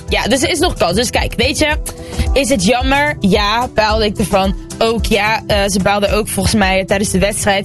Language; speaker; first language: Dutch; early bilingual, other home language; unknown